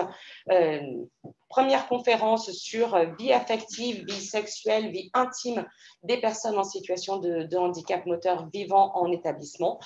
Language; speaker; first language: French; native; French